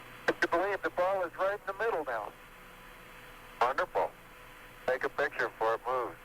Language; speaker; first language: English; native; English